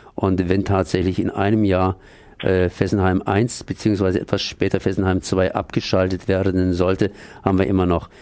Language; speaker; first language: German; native; German